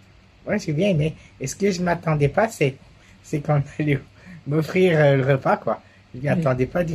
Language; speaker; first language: French; native; French